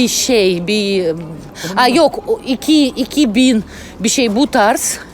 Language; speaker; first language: Turkish; non-native, learner; Russian